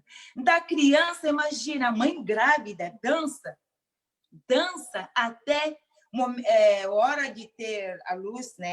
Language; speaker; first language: Portuguese; non-native, local second language; Mandingo